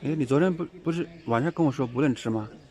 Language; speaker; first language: Chinese; native; Chinese